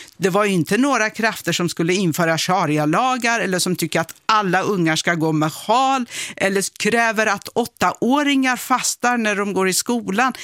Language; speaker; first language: Swedish; early bilingual, other home language; Kurdish